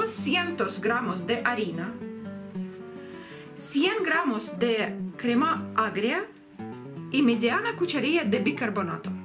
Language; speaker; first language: Spanish; non-native, learner; Russian